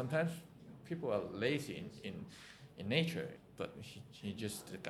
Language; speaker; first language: English; non-native, local second language; Cantonese